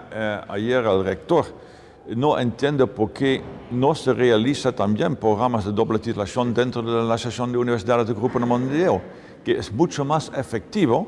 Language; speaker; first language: Spanish; non-native, fluent; Dutch